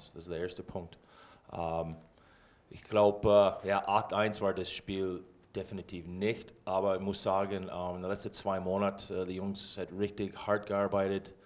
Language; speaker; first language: German; non-native, fluent; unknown